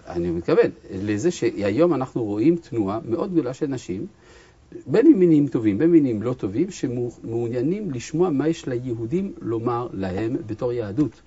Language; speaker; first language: Hebrew; early bilingual, other home language; French